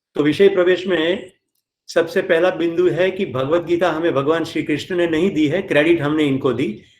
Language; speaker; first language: Hindi; non-native, local second language; Gujarati